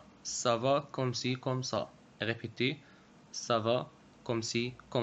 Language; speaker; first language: French; non-native, fluent; Arabic